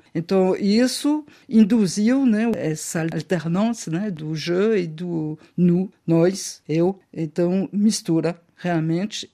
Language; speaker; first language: Portuguese; non-native, fluent; French